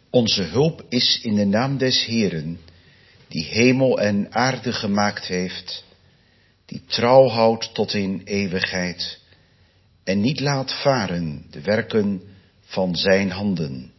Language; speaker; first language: Dutch; native; Dutch